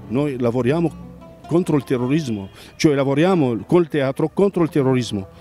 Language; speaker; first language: Italian; non-native, fluent; Arabic